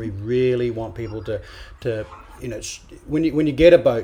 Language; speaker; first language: English; native; English